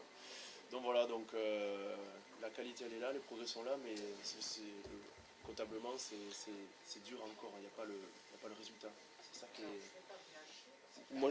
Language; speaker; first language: French; native; French